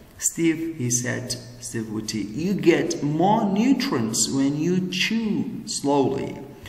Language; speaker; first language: English; non-native, fluent; Central Kurdish